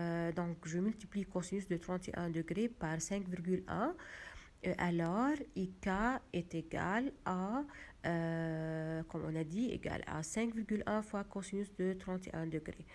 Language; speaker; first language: French; non-native, local second language; Arabic